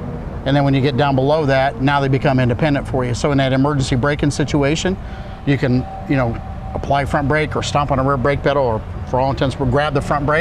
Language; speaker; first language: English; native; English